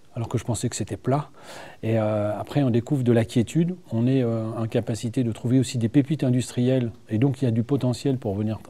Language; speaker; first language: French; native; French